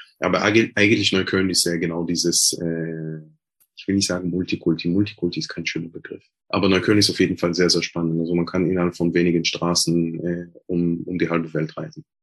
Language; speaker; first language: German; non-native, fluent; Hebrew